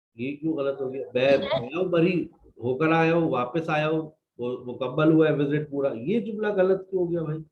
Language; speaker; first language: Urdu; native; Urdu